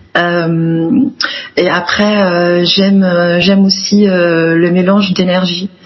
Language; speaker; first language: French; non-native, local second language; Arabic